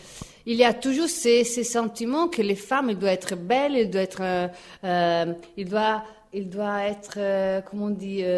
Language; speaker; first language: French; non-native, fluent; Italian